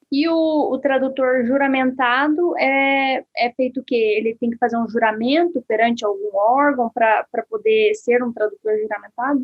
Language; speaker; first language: Portuguese; native; Portuguese